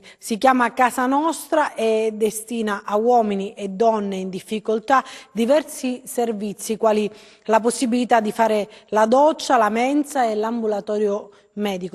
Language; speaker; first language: Italian; native; Italian